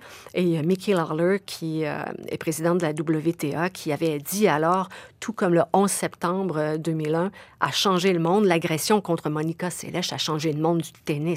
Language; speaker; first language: French; native; French